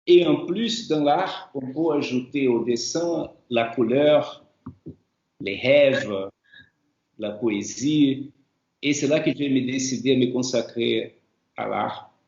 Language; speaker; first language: French; non-native, fluent; Portuguese